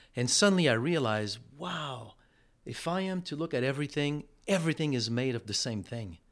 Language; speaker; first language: English; non-native, fluent; French